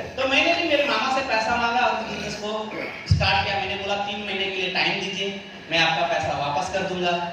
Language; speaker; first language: Hindi; non-native, local second language; Nepali